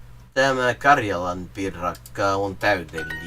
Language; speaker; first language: Finnish; non-native, learner; English